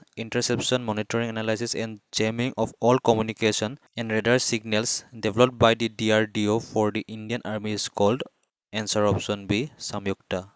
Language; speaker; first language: English; non-native, local second language; Assamese